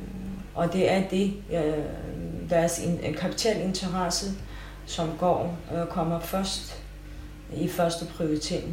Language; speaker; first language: Danish; non-native, fluent; Kurdish